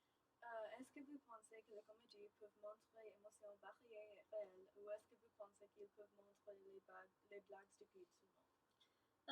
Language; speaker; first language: French; non-native, learner; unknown